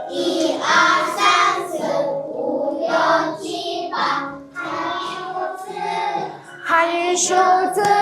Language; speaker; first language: Chinese; non-native, learner; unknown